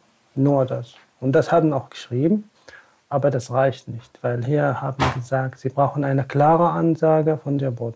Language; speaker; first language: German; non-native, fluent; Tamasheq